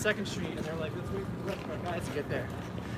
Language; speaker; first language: English; native; English